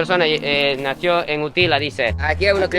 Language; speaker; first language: Spanish; non-native, fluent; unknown